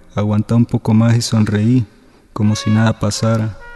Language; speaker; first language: Spanish; native; Spanish